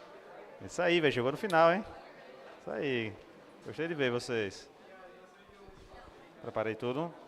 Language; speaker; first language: Portuguese; native; Portuguese